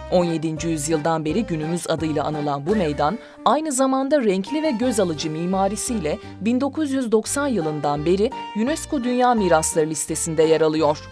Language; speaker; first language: Turkish; native; Turkish